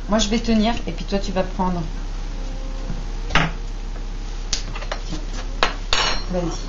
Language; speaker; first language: French; native; French